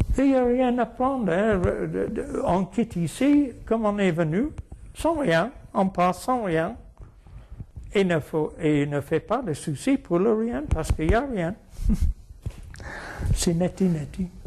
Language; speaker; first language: French; non-native, fluent; English